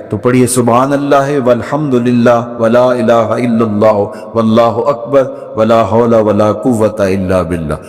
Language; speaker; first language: Urdu; non-native, local second language; Punjabi